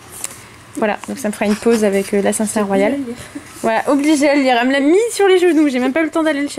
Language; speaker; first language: French; native; French